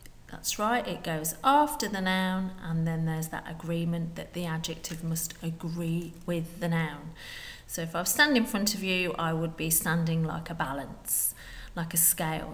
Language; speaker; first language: English; native; English